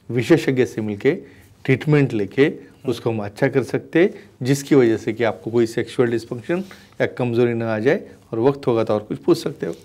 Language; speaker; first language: Hindi; non-native, local second language; Marathi